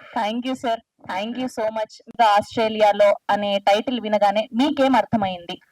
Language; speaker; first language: Telugu; native; Telugu